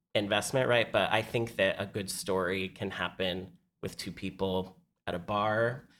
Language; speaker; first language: English; native; English